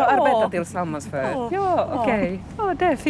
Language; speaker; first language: Swedish; non-native, local second language; Finnish